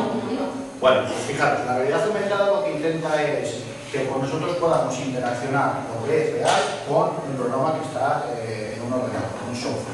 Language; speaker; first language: Spanish; native; Spanish